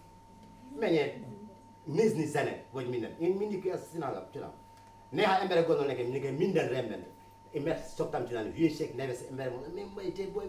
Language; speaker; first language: Hungarian; non-native, fluent; Wolof